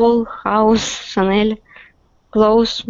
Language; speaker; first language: English; non-native, learner; Russian